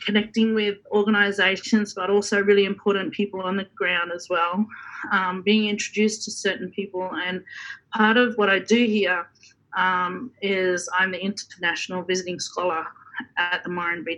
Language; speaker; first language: English; native; English